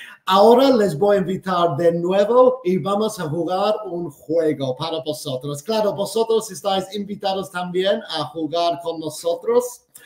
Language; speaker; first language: Spanish; non-native, fluent; English